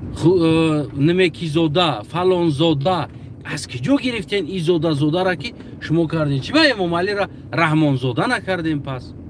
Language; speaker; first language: Tajik; native; Tajik